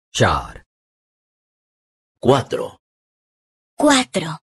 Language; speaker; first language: Spanish; non-native, fluent; Hindi